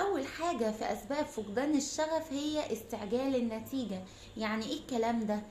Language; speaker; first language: Arabic; native; Arabic